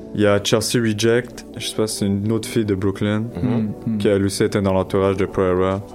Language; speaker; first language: French; non-native, local second language; Arabic